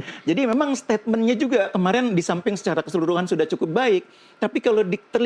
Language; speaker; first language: Indonesian; native; Indonesian